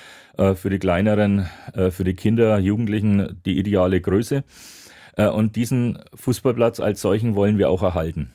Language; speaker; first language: German; native; German